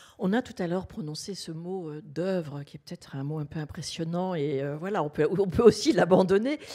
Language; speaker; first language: French; native; French